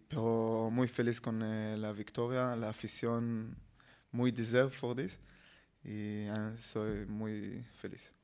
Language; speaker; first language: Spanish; non-native, learner; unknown